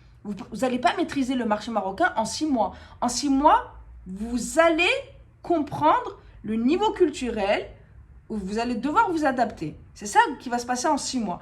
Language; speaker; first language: French; native; French